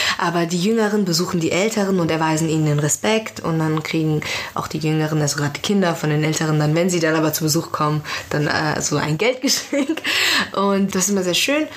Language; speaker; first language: German; early bilingual, other home language; Persian